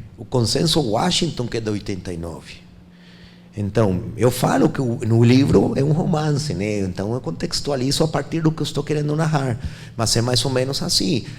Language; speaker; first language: Portuguese; non-native, fluent; Spanish